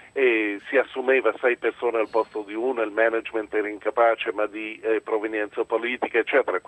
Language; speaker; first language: Italian; early bilingual, other home language; English